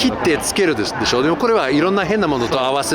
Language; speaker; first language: Japanese; non-native, fluent; English